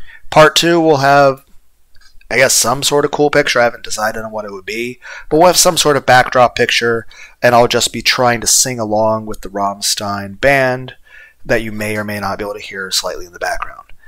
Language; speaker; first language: English; native; English